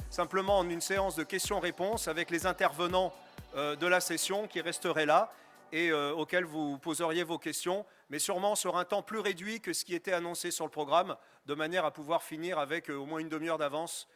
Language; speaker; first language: French; native; French